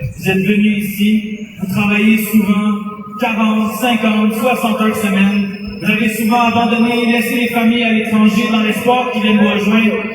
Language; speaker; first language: French; native; French